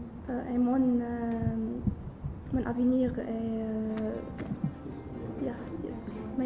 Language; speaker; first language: French; non-native, learner; Arabic